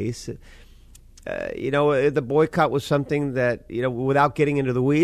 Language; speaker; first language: English; native; English